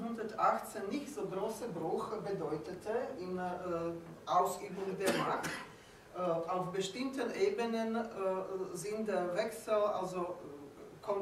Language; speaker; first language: German; non-native, fluent; Slovak